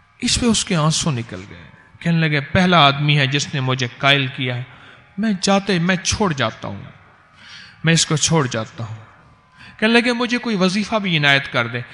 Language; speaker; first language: Urdu; native; Urdu